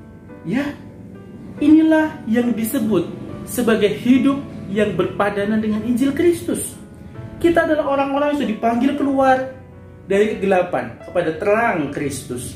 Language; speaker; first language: Indonesian; native; Indonesian